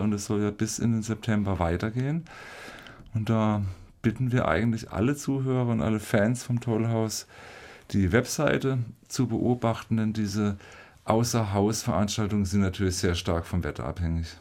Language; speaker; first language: German; native; German